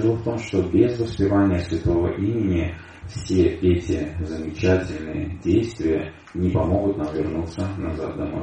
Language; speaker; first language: Russian; native; Russian